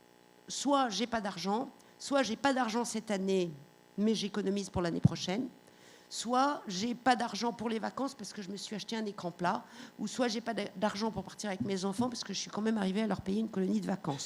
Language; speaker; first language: French; native; French